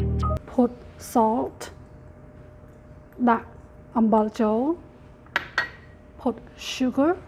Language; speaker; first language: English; non-native, fluent; Khmer